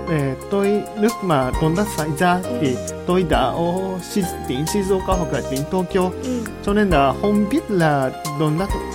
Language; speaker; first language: Vietnamese; non-native, learner; Japanese